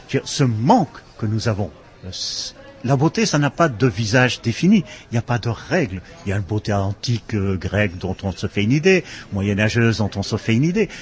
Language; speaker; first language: French; non-native, local second language; Dutch